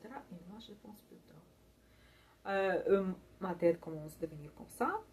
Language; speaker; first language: French; non-native, learner; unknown